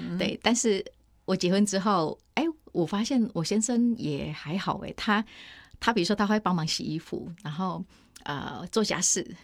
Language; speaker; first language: Chinese; non-native, fluent; Indonesian